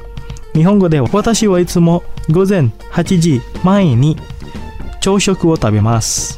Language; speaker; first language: Japanese; non-native, fluent; Indonesian